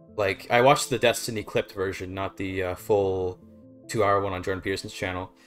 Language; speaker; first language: English; native; English